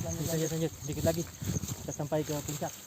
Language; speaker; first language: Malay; non-native, local second language; Sundanese